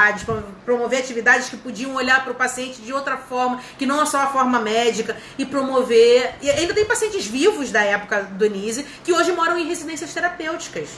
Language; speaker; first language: Portuguese; native; Portuguese